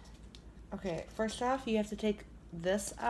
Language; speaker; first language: English; native; English